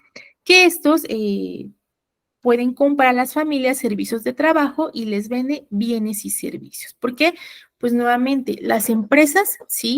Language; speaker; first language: Spanish; native; Spanish